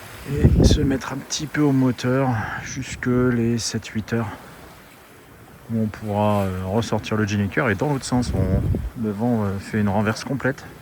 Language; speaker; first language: French; native; French